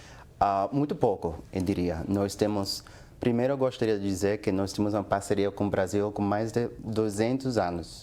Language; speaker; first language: Portuguese; non-native, fluent; English